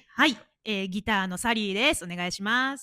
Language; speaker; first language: Japanese; native; Japanese